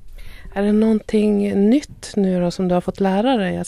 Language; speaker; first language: Swedish; native; Swedish